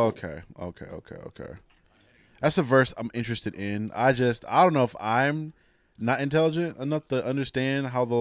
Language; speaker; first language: English; native; English